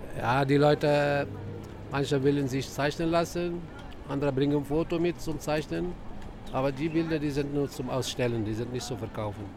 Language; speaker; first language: German; non-native, fluent; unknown